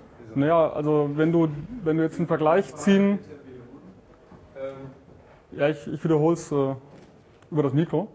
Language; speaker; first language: German; native; German